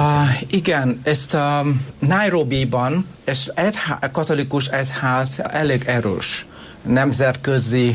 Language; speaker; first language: Hungarian; non-native, fluent; Vietnamese